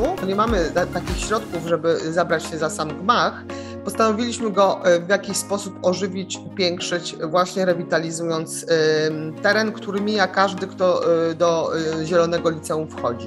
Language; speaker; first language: Polish; native; Polish